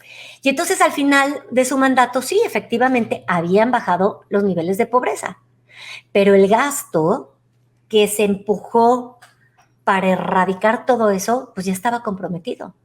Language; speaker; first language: Spanish; native; Spanish